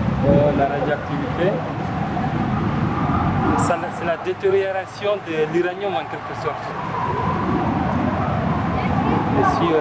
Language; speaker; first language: French; native; French